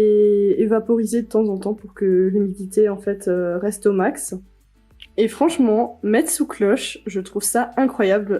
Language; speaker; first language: French; native; French